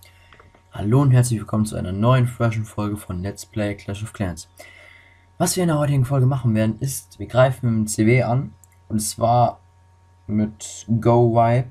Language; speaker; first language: German; native; German